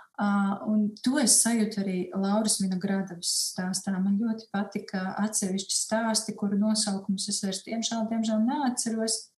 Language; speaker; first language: Latvian; native; Latvian